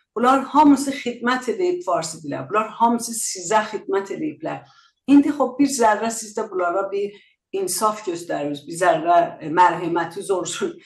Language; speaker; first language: Azerbaijani; native; Azerbaijani